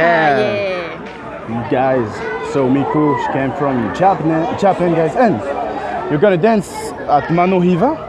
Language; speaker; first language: English; non-native, learner; French